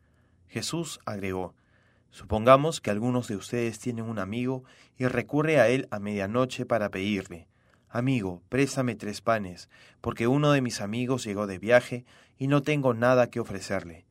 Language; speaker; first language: Spanish; native; Spanish